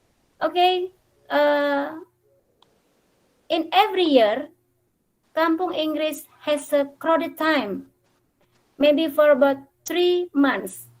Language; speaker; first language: English; non-native, fluent; Indonesian